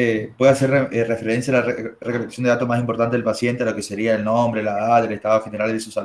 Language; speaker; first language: Spanish; native; Spanish